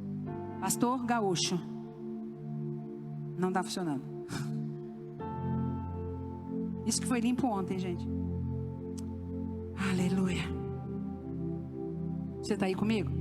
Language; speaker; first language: Portuguese; native; Portuguese